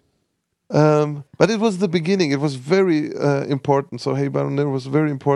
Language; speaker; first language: English; non-native, fluent; Armenian